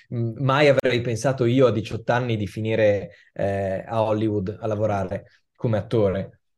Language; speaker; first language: Italian; native; Italian